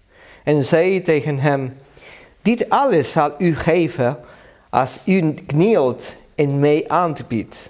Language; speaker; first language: Dutch; non-native, learner; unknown